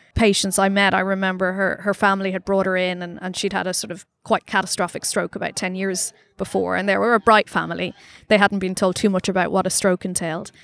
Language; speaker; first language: English; native; English